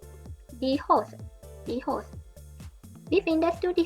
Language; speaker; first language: German; non-native, learner; Sinhala